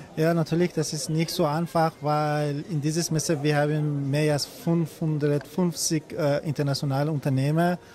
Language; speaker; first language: German; non-native, learner; Persian